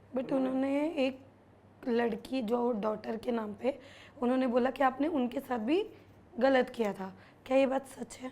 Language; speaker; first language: Hindi; native; Hindi